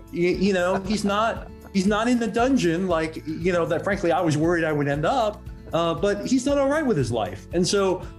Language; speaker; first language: English; non-native, local second language; Cantonese